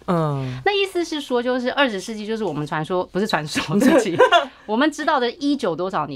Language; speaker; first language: Chinese; native; Chinese